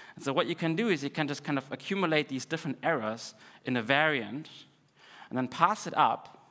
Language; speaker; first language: English; non-native, fluent; Russian